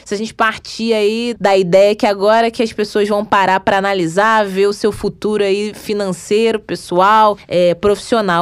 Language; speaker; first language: Portuguese; native; Portuguese